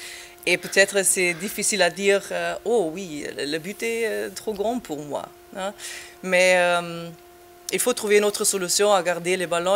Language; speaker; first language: French; non-native, fluent; German